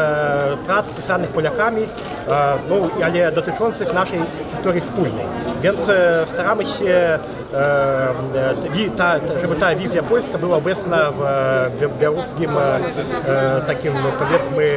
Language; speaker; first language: Polish; non-native, fluent; Belarusian